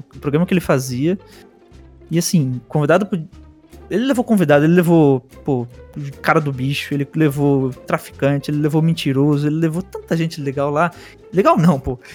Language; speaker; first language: Portuguese; early bilingual, other home language; Spanish